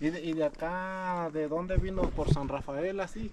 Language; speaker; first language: Spanish; native; Spanish